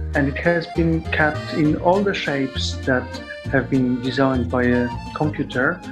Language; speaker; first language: English; non-native, fluent; Polish